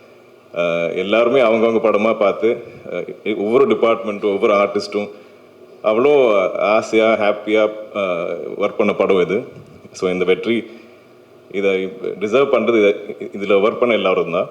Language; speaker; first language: Tamil; non-native, local second language; Malayalam